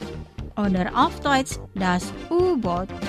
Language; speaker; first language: German; non-native, fluent; Indonesian